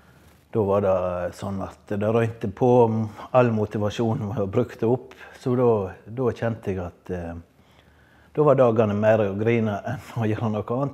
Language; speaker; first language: Norwegian; native; Norwegian